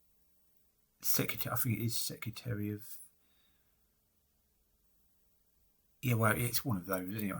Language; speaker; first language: English; native; English